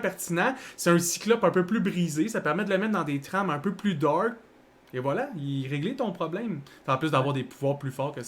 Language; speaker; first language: French; native; French